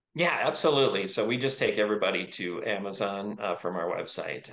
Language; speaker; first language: English; native; English